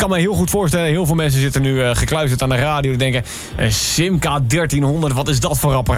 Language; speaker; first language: Dutch; native; Dutch